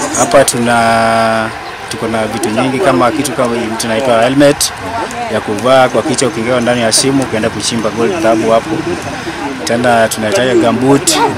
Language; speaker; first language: Swahili; non-native, local second language; Luo (Kenya and Tanzania)